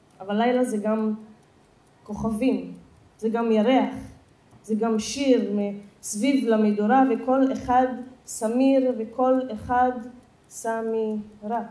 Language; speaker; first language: Hebrew; non-native, local second language; Arabic